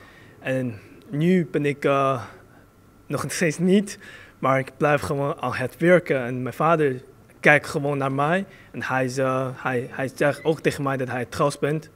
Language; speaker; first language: Dutch; early bilingual, other home language; Chinese